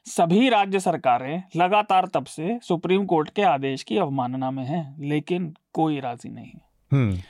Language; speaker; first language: Hindi; native; Hindi